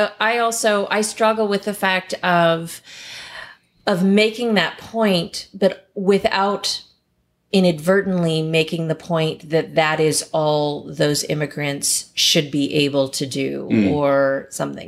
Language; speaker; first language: English; native; English